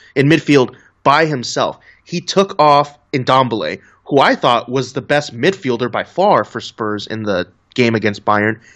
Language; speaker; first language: English; native; English